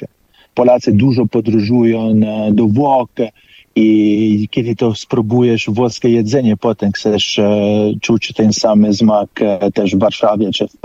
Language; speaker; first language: Polish; non-native, fluent; Italian